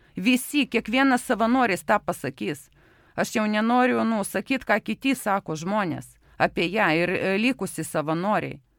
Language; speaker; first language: Lithuanian; non-native, local second language; Russian